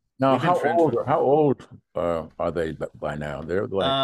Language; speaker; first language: English; native; English